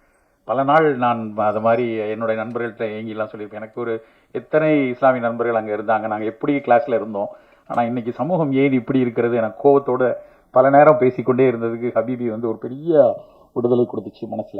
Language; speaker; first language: Tamil; native; Tamil